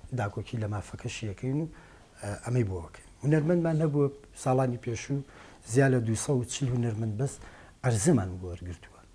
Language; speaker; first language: Central Kurdish; non-native, local second language; Gurani